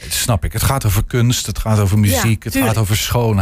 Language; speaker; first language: Dutch; native; Dutch